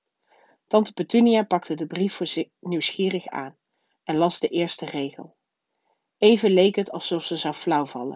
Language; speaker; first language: Dutch; native; Dutch